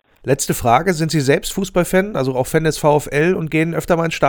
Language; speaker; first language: German; native; German